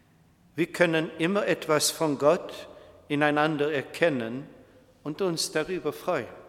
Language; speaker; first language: German; non-native, fluent; Swedish